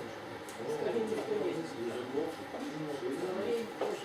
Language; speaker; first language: Russian; native; Russian